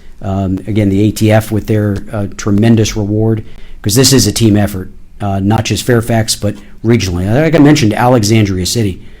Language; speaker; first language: English; native; English